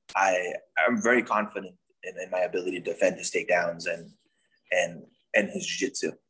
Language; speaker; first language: English; non-native, fluent; Dutch